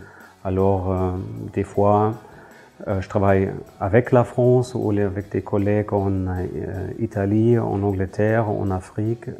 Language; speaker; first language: French; non-native, fluent; German